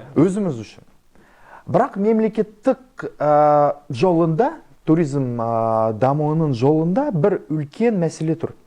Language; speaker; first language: Kazakh; non-native, local second language; Russian